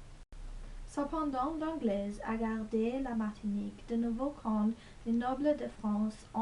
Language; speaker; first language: French; non-native, learner; English